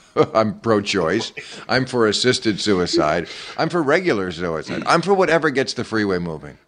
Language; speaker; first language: English; native; English